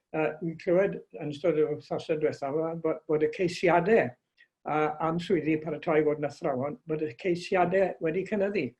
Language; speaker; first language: Welsh; native; Welsh